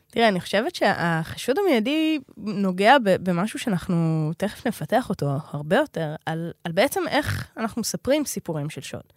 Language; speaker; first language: Hebrew; native; Hebrew